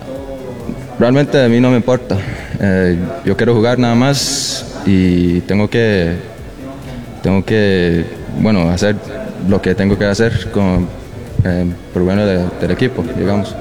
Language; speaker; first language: Spanish; non-native, learner; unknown